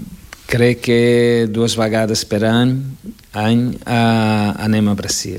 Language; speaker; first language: Catalan; non-native, fluent; Portuguese